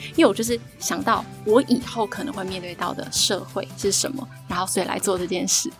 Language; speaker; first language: Chinese; native; Chinese